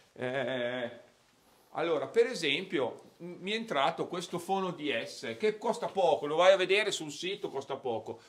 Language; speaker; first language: Italian; native; Italian